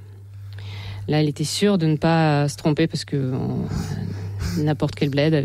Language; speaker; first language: French; non-native, fluent; Russian